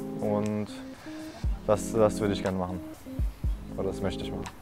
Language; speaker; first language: German; non-native, fluent; Japanese